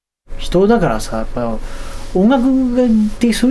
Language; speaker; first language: Japanese; native; Japanese